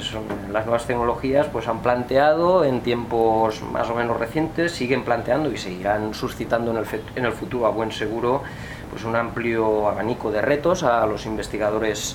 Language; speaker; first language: Spanish; native; Spanish